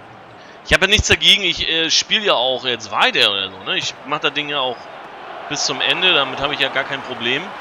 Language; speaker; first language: German; native; German